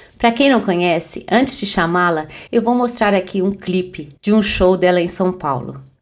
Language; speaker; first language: Portuguese; native; Portuguese